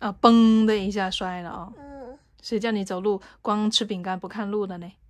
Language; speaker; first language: Chinese; native; Chinese